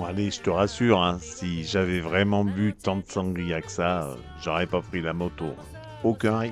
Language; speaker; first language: French; native; French